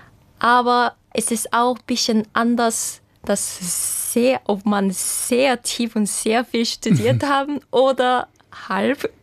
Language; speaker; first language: German; non-native, fluent; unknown